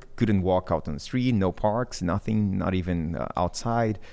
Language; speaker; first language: English; non-native, fluent; Portuguese